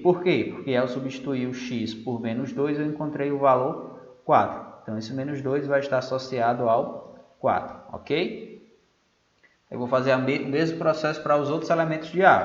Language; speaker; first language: Portuguese; native; Portuguese